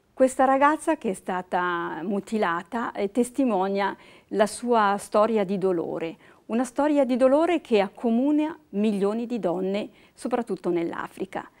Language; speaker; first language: Italian; native; Italian